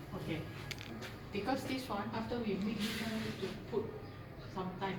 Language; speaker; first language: English; non-native, local second language; Chinese